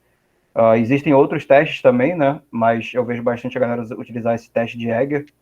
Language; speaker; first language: Portuguese; native; Portuguese